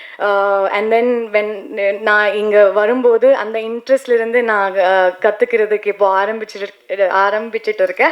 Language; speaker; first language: Tamil; non-native, learner; Kannada